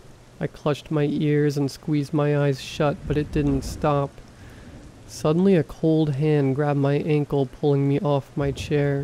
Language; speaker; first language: English; native; English